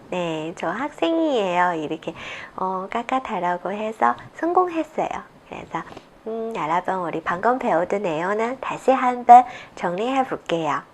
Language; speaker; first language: Korean; non-native, fluent; Chinese